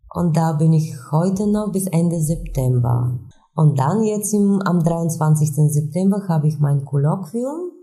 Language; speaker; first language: German; non-native, fluent; Bulgarian